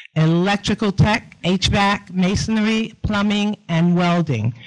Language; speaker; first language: English; native; English